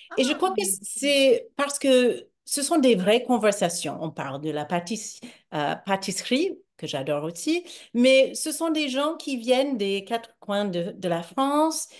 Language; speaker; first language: French; non-native, fluent; English